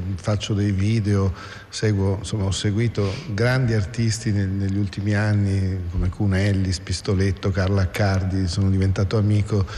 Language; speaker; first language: Italian; native; Italian